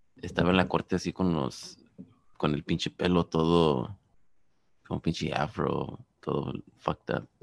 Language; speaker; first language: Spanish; early bilingual, heritage; Spanish